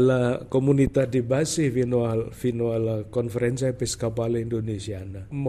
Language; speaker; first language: Italian; non-native, fluent; Javanese